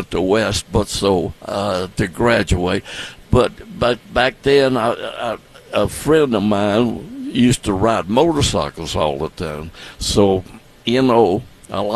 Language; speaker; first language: English; native; English